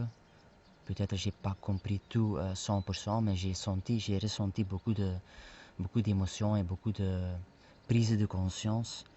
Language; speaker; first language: French; non-native, fluent; Spanish